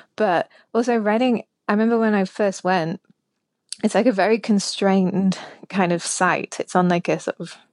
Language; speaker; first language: English; native; English